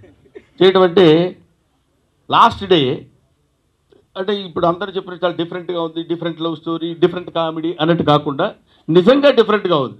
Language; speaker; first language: Telugu; native; Telugu